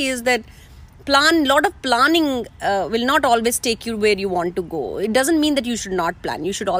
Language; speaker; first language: English; non-native, local second language; Hindi